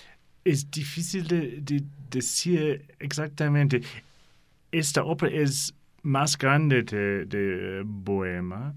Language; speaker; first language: Spanish; non-native, learner; English